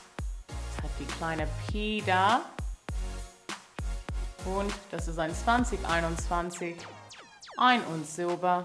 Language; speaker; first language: German; non-native, learner; English